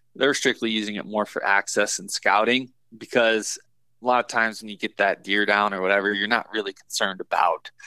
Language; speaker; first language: English; native; English